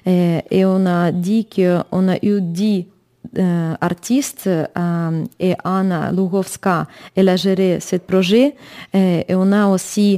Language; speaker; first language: French; non-native, learner; Ukrainian